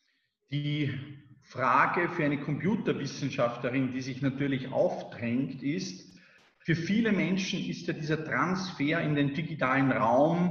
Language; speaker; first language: German; native; German